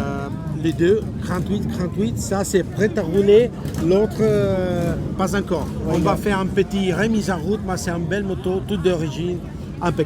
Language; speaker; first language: French; non-native, learner; Italian